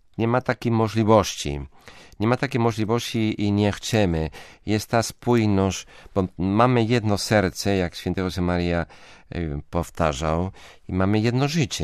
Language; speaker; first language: Polish; non-native, fluent; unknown